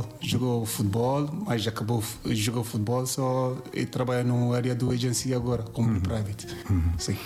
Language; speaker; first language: Portuguese; non-native, learner; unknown